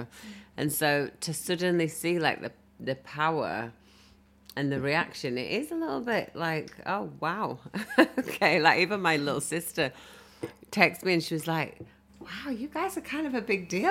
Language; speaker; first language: English; native; English